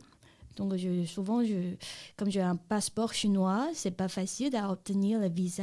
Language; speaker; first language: French; non-native, learner; Chinese